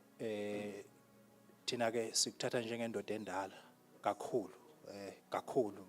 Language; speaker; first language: Zulu; native; Zulu